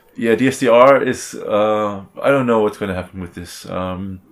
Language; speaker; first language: English; non-native, fluent; German